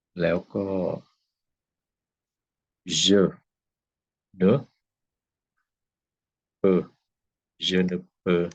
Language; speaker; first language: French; non-native, fluent; Thai